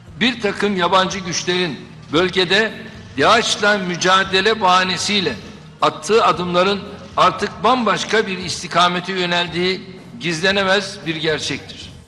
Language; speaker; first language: Turkish; native; Turkish